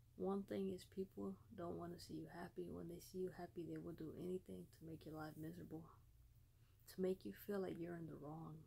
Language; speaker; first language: English; early bilingual, other home language; Spanish